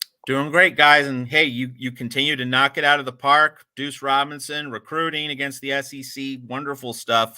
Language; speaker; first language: English; native; English